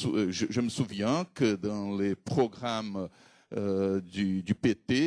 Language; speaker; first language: French; non-native, fluent; Portuguese